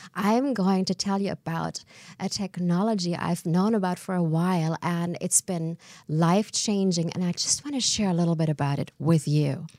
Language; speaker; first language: English; non-native, fluent; German